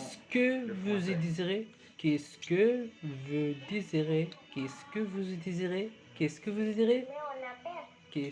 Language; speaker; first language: French; non-native, learner; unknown